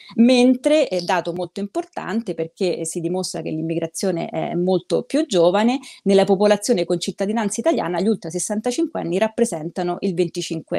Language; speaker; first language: Italian; native; Italian